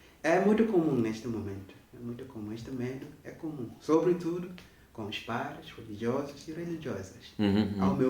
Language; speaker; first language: Portuguese; non-native, fluent; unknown